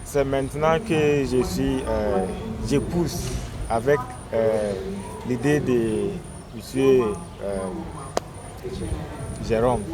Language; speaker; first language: French; non-native, learner; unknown